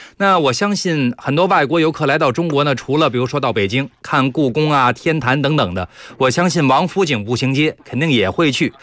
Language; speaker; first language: Chinese; native; Chinese